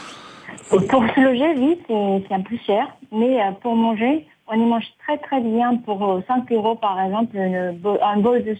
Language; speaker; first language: French; non-native, fluent; Japanese